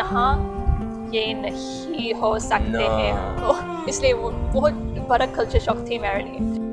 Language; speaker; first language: Hindi; non-native, learner; English